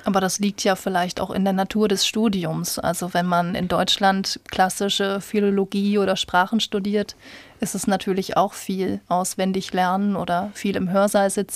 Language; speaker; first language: German; native; German